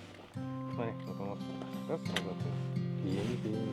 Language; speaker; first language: Finnish; non-native, learner; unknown